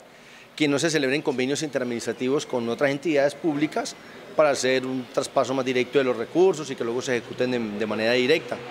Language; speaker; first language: Spanish; native; Spanish